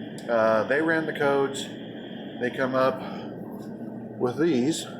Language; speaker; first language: English; native; English